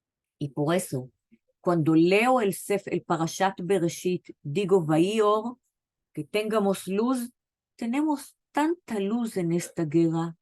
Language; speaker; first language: Spanish; non-native, fluent; Hebrew